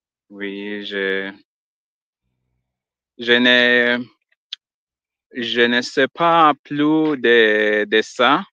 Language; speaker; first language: French; non-native, learner; Swahili